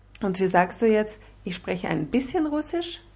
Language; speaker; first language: German; non-native, fluent; Russian